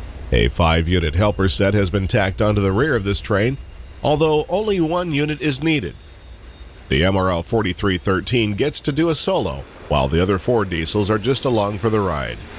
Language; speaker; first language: English; native; English